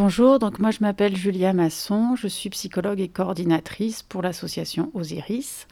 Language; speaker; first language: French; native; French